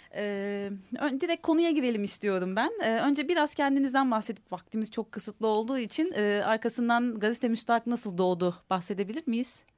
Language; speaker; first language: Turkish; native; Turkish